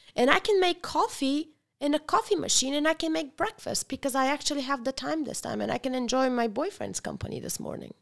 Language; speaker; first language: English; non-native, fluent; Bulgarian